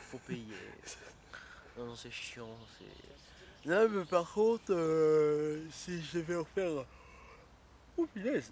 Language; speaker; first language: French; native; French